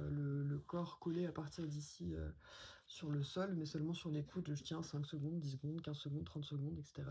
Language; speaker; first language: French; native; French